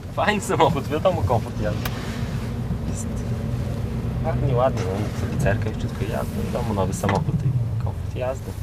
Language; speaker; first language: Polish; native; Polish